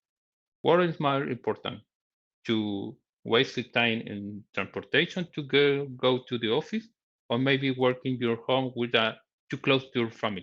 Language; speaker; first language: English; non-native, learner; Spanish